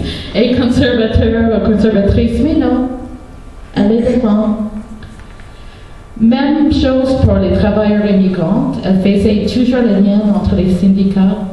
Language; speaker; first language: French; non-native, local second language; English